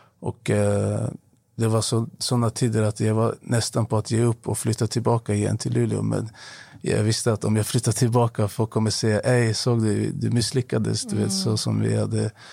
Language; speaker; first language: Swedish; non-native, fluent; Arabic